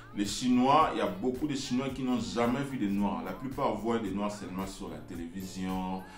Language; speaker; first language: French; non-native, local second language; Lingala